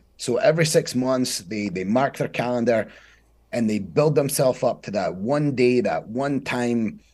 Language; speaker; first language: English; native; English